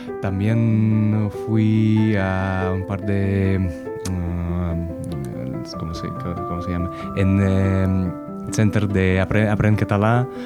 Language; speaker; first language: Spanish; non-native, learner; Russian